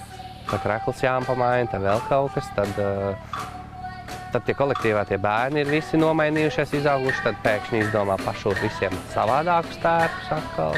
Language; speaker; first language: Latvian; native; Latvian